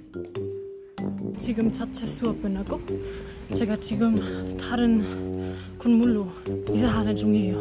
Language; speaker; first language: Korean; non-native, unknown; German